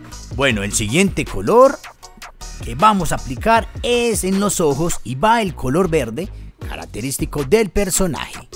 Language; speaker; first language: Spanish; native; Spanish